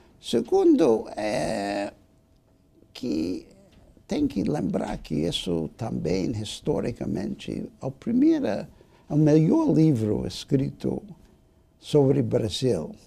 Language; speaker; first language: Portuguese; non-native, fluent; English